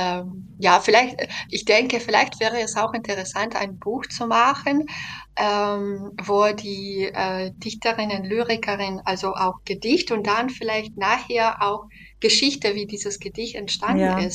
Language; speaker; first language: German; non-native, fluent; Belarusian